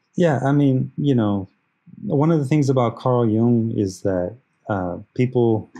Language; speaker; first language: English; early bilingual, other home language; Spanish